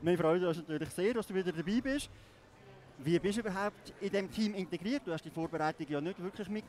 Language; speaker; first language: German; native; German